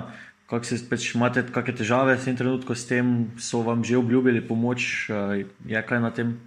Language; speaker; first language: Slovenian; native; Slovenian